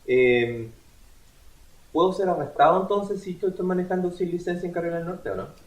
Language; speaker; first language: Spanish; native; Spanish